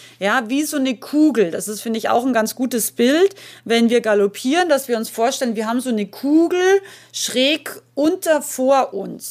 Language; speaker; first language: German; native; German